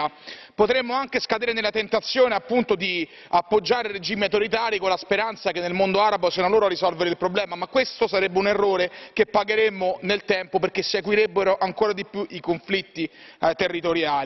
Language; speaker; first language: Italian; native; Italian